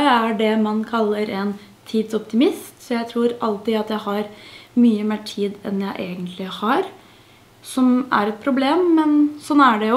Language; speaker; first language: Norwegian; non-native, fluent; French